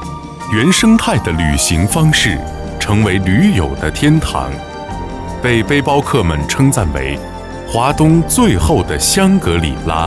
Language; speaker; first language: Chinese; native; Chinese